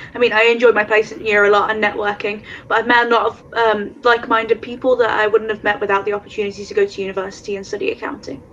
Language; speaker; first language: English; native; English